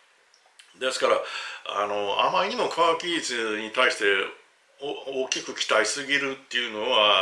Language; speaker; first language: Japanese; native; Japanese